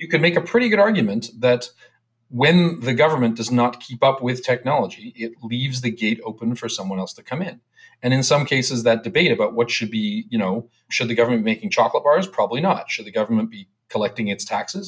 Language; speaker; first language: English; native; English